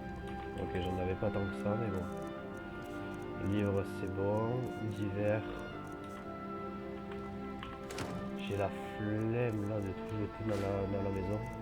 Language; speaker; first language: French; native; French